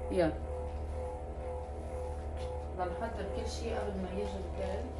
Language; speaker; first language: Arabic; native; Arabic